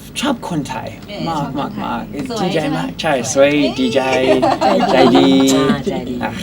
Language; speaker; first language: Thai; non-native, learner; English